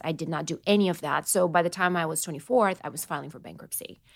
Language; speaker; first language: English; non-native, fluent; Romanian